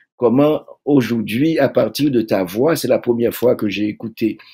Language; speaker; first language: French; native; French